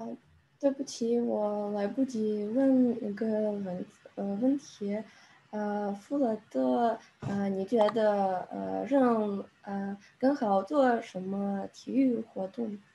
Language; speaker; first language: Chinese; non-native, learner; Russian